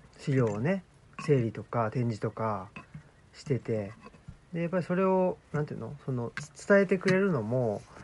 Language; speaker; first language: Japanese; native; Japanese